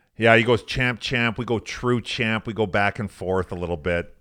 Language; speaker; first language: English; native; English